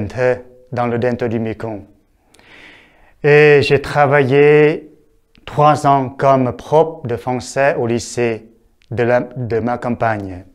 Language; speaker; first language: French; non-native, fluent; Vietnamese